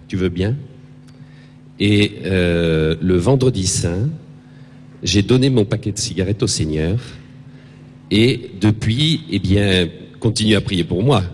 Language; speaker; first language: French; native; French